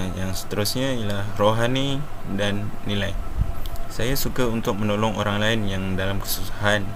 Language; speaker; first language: Malay; native; Malay